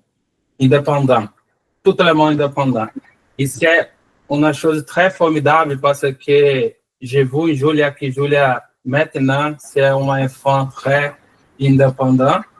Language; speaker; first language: French; non-native, learner; Portuguese